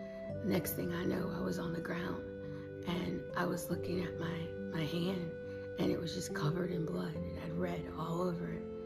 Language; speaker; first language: English; native; English